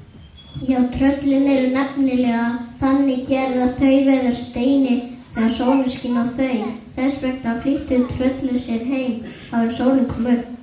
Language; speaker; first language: Icelandic; native; Icelandic